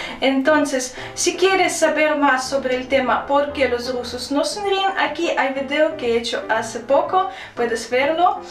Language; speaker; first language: Spanish; non-native, fluent; Russian